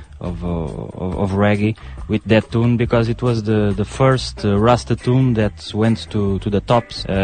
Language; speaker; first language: English; non-native, fluent; Portuguese